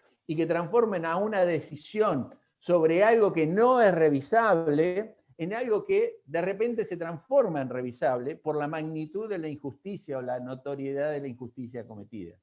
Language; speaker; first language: Spanish; native; Spanish